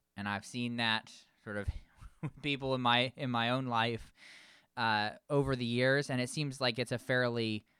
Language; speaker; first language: English; native; English